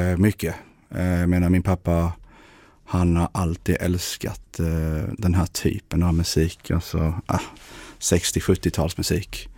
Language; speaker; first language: Swedish; early bilingual, other home language; Spanish